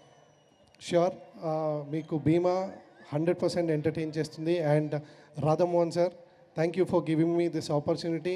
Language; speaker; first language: Telugu; non-native, learner; Kannada